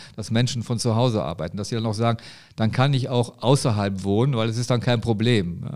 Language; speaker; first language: German; native; German